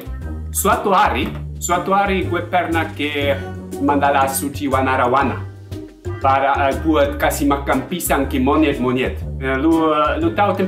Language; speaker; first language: Indonesian; non-native, fluent; German